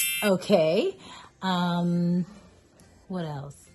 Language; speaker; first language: English; native; English